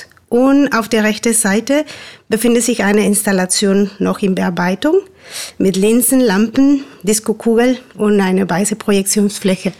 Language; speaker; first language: German; non-native, fluent; Spanish